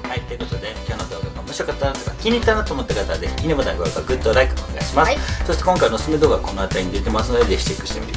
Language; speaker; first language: Japanese; native; Japanese